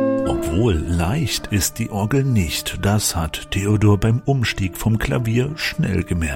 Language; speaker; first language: German; native; German